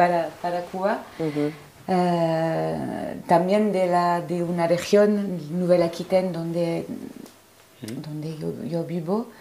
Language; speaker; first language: Spanish; non-native, fluent; French